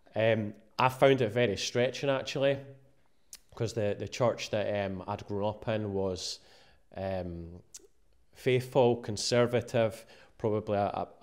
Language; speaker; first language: English; native; English